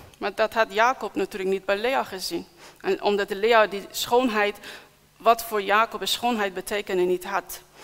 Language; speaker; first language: Dutch; non-native, fluent; Persian